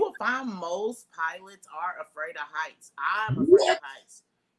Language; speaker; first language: English; native; English